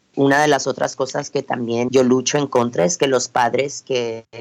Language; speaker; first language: Spanish; early bilingual, heritage; Spanish